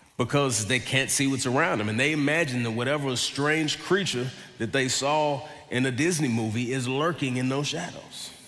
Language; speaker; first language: English; native; English